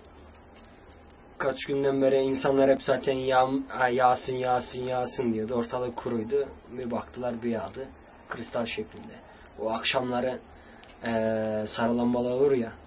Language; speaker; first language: Turkish; native; Turkish